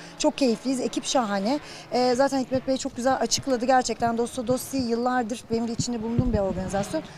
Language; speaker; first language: Turkish; native; Turkish